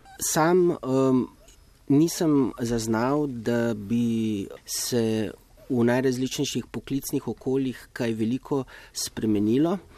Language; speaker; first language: Slovenian; native; Slovenian